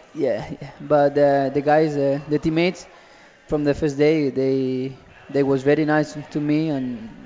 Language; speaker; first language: English; non-native, learner; Catalan